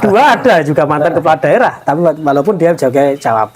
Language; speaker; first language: Indonesian; non-native, local second language; Javanese